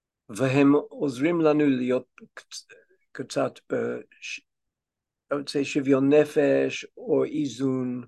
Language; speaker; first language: Hebrew; non-native, fluent; English